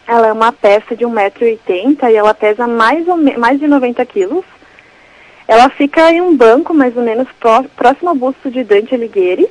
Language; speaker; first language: Portuguese; native; Portuguese